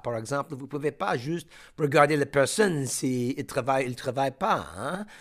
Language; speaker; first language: French; non-native, fluent; English